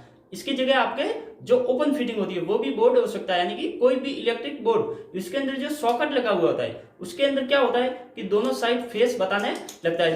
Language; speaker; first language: Hindi; native; Hindi